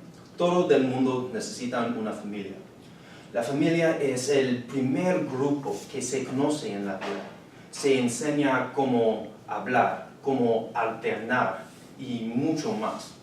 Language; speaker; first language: Spanish; non-native, learner; English